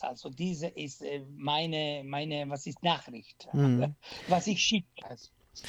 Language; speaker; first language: German; non-native, fluent; Italian